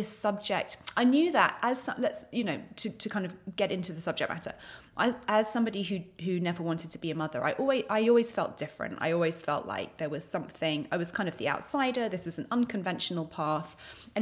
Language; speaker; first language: English; native; English